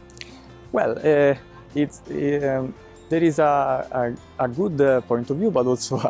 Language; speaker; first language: English; non-native, fluent; Italian